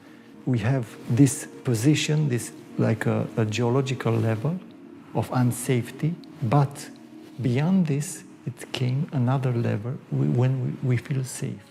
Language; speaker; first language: English; non-native, fluent; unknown